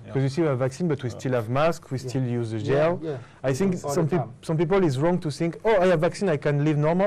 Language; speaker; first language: English; non-native, fluent; French